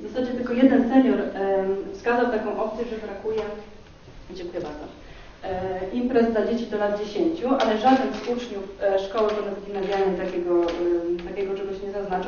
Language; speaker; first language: Polish; native; Polish